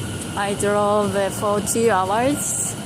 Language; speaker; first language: English; non-native, local second language; Japanese